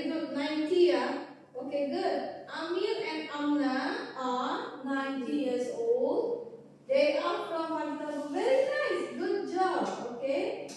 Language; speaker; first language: English; non-native, fluent; Indonesian